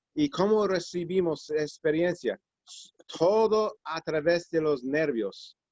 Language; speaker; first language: Spanish; non-native, learner; English